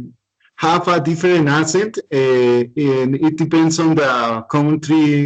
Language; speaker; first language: English; non-native, learner; Spanish